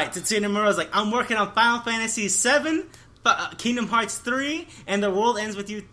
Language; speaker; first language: English; native; English